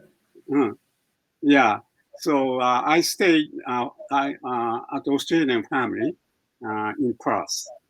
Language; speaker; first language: English; non-native, fluent; Japanese